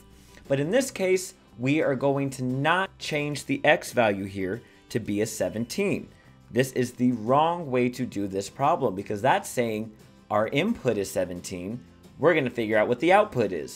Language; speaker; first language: English; native; English